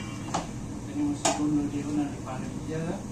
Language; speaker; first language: Spanish; non-native, learner; Filipino